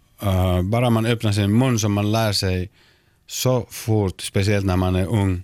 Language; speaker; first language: Swedish; non-native, local second language; Finnish